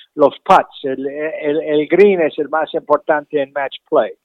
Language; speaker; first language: Spanish; native; Spanish